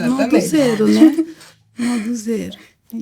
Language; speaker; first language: Portuguese; non-native, fluent; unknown